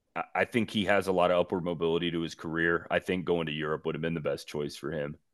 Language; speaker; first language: English; native; English